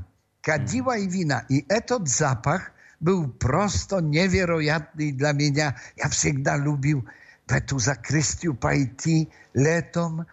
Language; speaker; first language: Russian; non-native, fluent; Polish